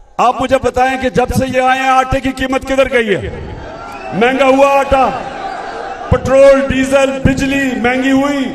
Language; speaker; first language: Urdu; native; Urdu